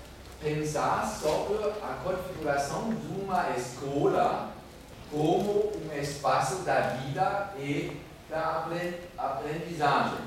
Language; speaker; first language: Portuguese; non-native, fluent; German